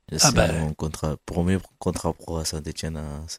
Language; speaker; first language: French; non-native, fluent; Kabuverdianu